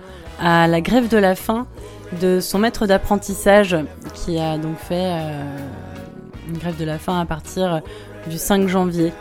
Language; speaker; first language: French; native; French